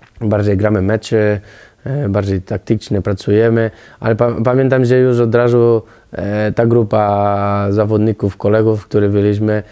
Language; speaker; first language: Polish; non-native, learner; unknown